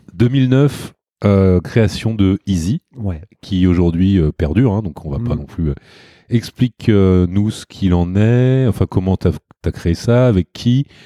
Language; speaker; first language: French; native; French